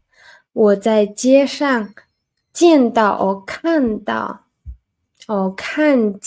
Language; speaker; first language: Chinese; non-native, learner; Spanish